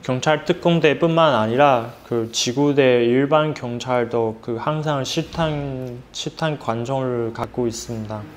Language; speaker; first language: Korean; non-native, fluent; Chinese